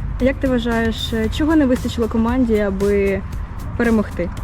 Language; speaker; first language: Ukrainian; native; Ukrainian